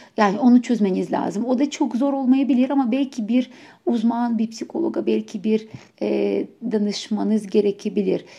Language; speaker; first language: Turkish; non-native, fluent; Ukrainian